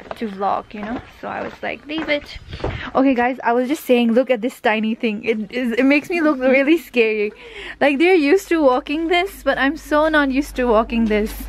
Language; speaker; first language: English; non-native, local second language; Tangkhul Naga (India)